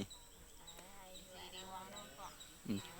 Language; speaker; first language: Portuguese; non-native, local second language; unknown